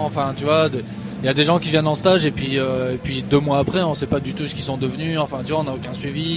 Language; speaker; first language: French; native; French